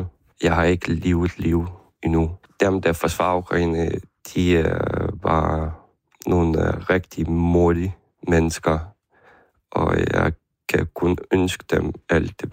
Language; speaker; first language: Danish; non-native, learner; Ukrainian